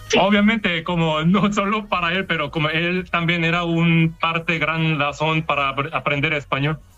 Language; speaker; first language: Spanish; non-native, learner; Korean